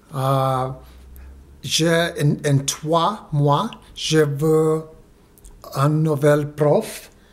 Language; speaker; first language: French; non-native, learner; Spanish